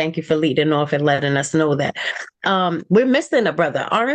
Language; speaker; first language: English; native; English